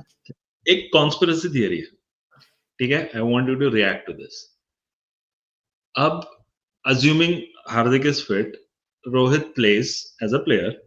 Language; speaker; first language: English; non-native, local second language; Hindi